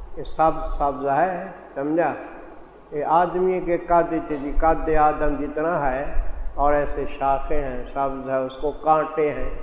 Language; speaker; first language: Urdu; native; Urdu